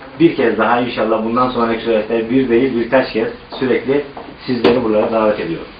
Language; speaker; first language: Turkish; native; Turkish